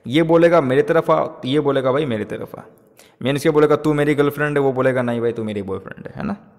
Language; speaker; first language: Hindi; native; Hindi